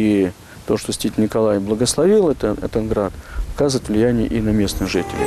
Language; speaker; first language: Russian; native; Russian